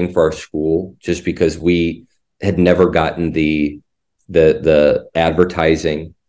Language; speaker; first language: English; native; English